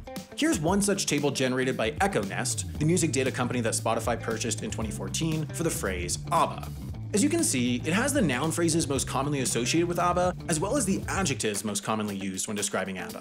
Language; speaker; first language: English; native; English